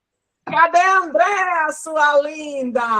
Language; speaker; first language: Portuguese; native; Portuguese